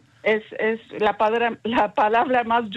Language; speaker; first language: Spanish; early bilingual, heritage; Ladino